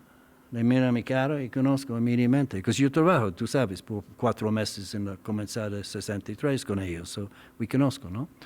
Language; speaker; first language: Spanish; non-native, learner; English